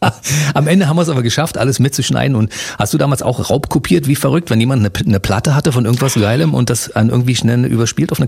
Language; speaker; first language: German; native; German